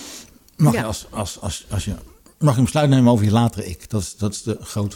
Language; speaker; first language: Dutch; native; Dutch